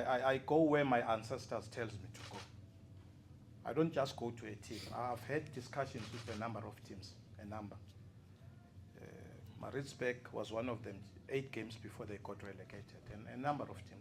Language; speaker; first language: English; non-native, local second language; Zulu